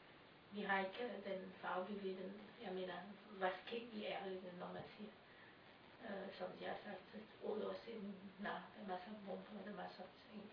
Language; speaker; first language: Danish; non-native, learner; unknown